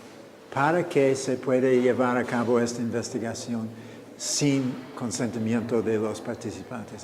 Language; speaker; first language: Spanish; non-native, fluent; English